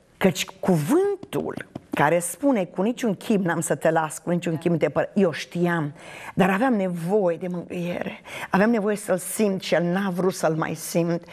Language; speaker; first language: Romanian; native; Romanian